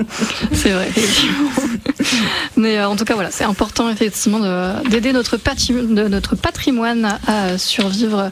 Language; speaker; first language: French; native; French